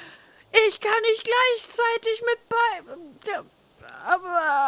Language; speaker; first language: German; native; German